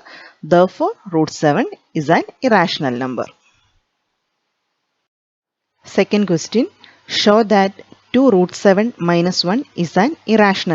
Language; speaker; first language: English; non-native, local second language; Malayalam